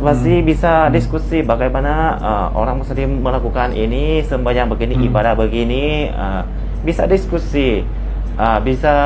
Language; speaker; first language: Indonesian; non-native, fluent; Lao